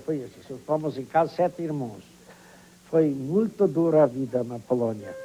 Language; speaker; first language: Portuguese; non-native, fluent; Polish